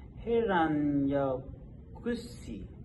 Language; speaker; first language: Finnish; non-native, learner; Nepali